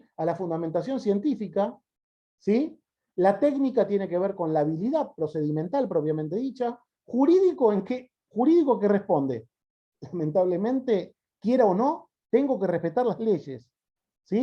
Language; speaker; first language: Spanish; native; Spanish